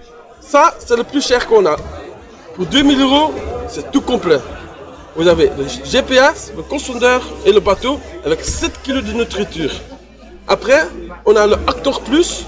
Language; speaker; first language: French; non-native, learner; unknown